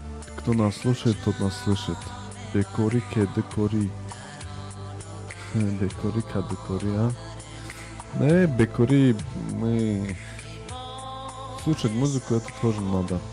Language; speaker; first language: Russian; non-native, local second language; Tajik